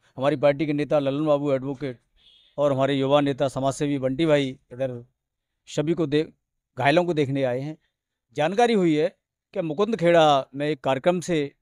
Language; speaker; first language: Hindi; native; Hindi